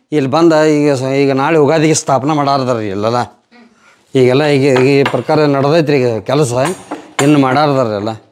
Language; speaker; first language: Kannada; native; Kannada